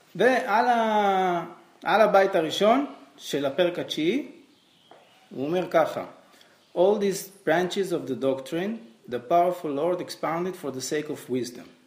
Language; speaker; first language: Hebrew; native; Hebrew